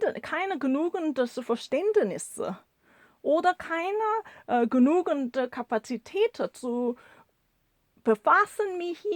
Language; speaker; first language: German; non-native, learner; Korean